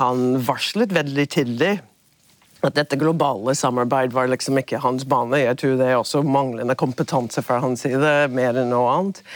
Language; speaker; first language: Norwegian; non-native, fluent; English